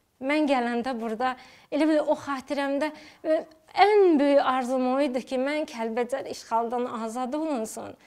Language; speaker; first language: Azerbaijani; native; Azerbaijani